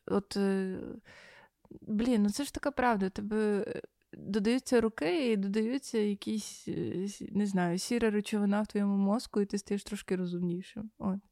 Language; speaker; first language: Ukrainian; native; Ukrainian